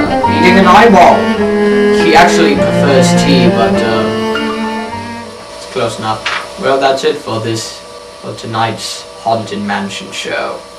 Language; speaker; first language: English; native; English